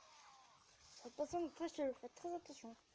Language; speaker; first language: French; native; French